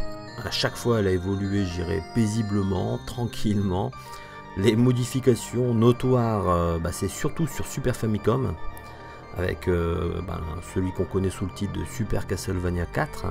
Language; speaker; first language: French; native; French